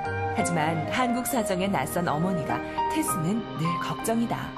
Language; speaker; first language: Korean; native; Korean